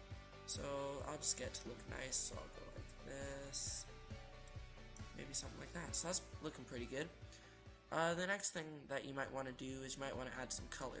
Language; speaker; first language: English; native; English